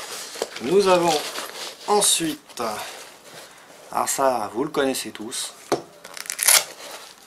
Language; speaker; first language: French; native; French